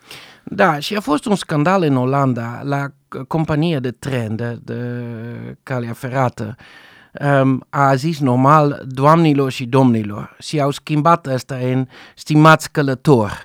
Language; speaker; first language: Romanian; non-native, fluent; Dutch